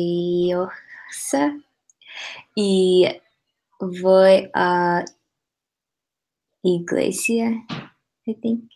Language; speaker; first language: Spanish; non-native, learner; English